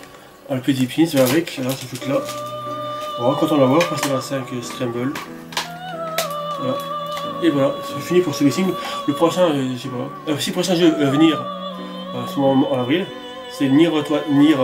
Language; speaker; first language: French; native; French